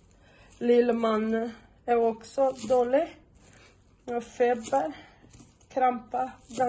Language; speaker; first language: Swedish; non-native, fluent; Portuguese